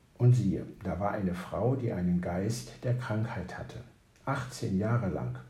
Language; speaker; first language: German; native; German